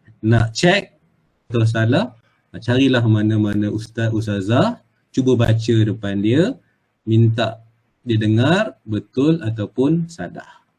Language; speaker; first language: Malay; native; Malay